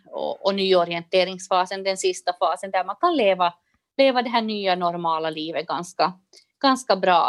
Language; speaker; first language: Swedish; native; Swedish